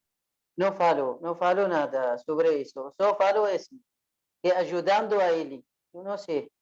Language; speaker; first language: Portuguese; non-native, fluent; Arabic